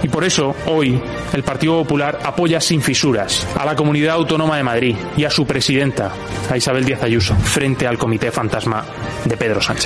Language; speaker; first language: Spanish; native; Spanish